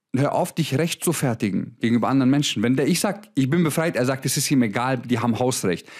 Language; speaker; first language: German; early bilingual, other home language; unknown